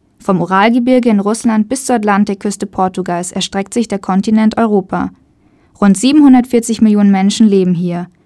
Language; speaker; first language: German; native; German